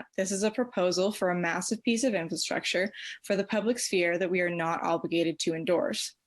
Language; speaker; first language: English; native; English